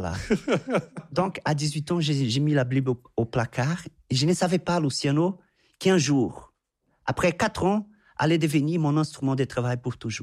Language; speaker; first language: French; non-native, fluent; Portuguese